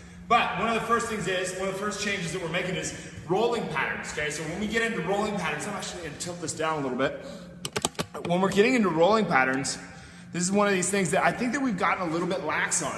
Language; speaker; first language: English; native; English